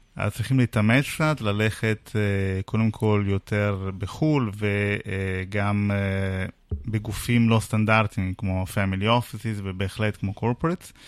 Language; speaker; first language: Hebrew; non-native, fluent; Italian